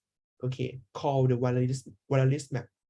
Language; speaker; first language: English; non-native, learner; Thai